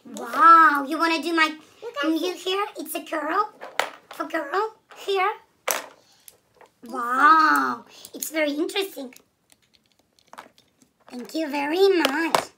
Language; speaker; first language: English; non-native, learner; Russian